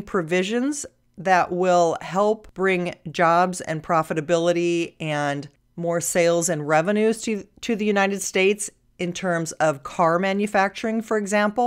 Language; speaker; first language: English; native; English